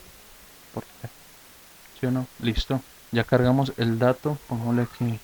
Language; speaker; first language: Spanish; native; Spanish